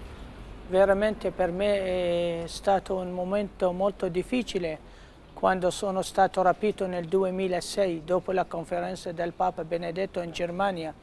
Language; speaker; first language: Italian; non-native, fluent; Arabic